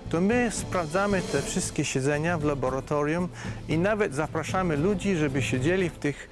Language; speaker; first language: Polish; non-native, fluent; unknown